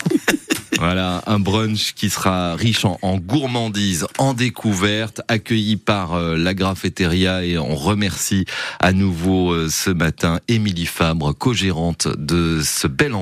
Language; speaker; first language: French; native; French